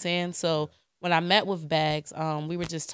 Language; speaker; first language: English; native; English